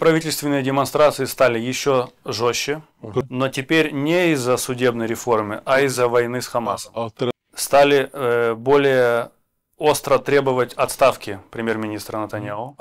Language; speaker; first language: Russian; native; Russian